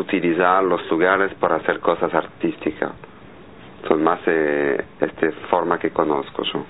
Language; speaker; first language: Spanish; non-native, fluent; French